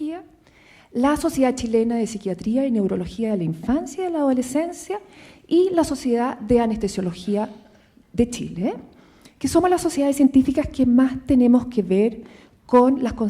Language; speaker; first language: Spanish; native; Spanish